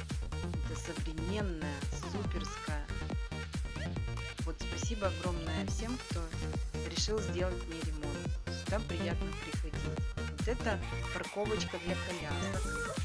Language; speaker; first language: Russian; native; Russian